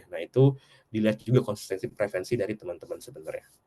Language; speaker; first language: Indonesian; native; Indonesian